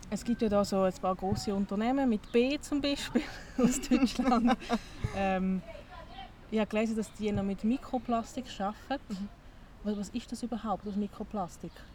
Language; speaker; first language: German; native; German